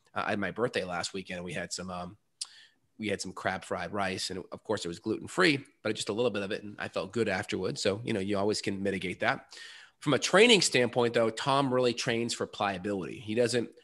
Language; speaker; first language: English; native; English